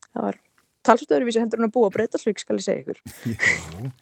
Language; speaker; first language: Icelandic; native; Icelandic